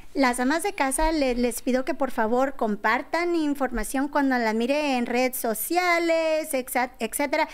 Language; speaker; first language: Spanish; early bilingual, heritage; Spanish